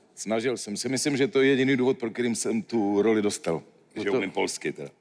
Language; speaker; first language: Czech; native; Czech